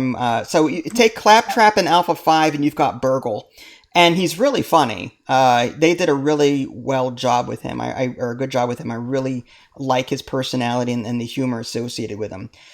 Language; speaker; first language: English; native; English